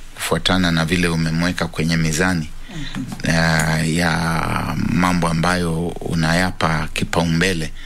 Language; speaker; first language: Swahili; non-native, local second language; Luyia